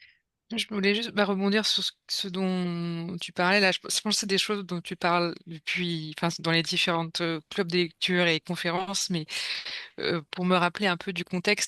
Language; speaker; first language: French; native; French